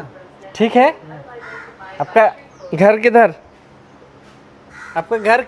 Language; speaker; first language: Hindi; non-native, local second language; Malayalam